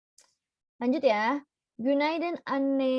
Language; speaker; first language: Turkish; non-native, learner; Indonesian